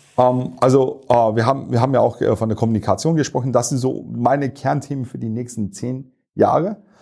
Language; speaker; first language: German; non-native, fluent; Turkish